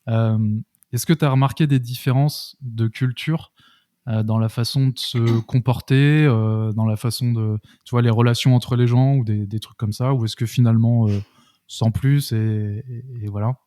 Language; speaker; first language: French; native; French